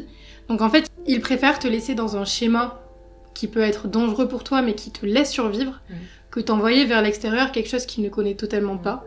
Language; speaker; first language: French; native; French